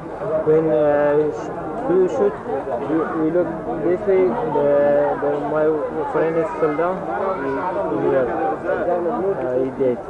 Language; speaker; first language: English; non-native, learner; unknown